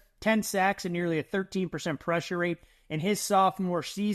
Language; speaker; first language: English; native; English